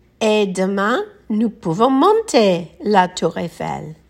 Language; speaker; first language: French; non-native, learner; English